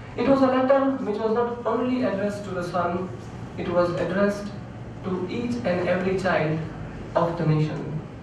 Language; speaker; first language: English; non-native, local second language; Gujarati